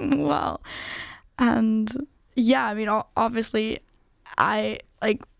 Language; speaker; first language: English; non-native, fluent; German